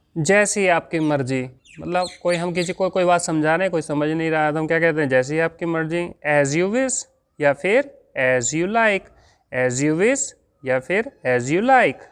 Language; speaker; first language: Hindi; native; Hindi